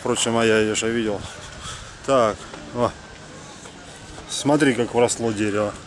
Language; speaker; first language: Russian; native; Russian